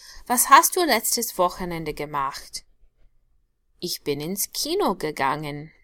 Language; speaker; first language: German; non-native, fluent; English